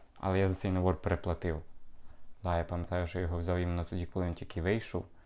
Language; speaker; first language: Ukrainian; non-native, local second language; Russian